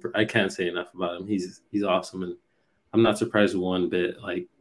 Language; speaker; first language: English; native; English